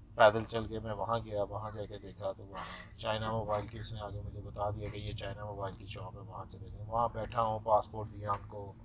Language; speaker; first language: Urdu; native; Urdu